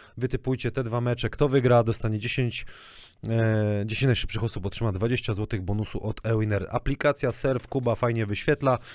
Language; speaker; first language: Polish; native; Polish